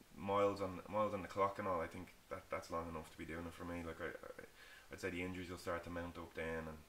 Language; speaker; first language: English; native; English